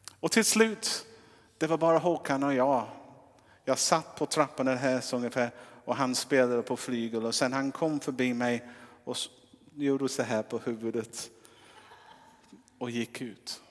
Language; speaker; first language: Swedish; non-native, fluent; English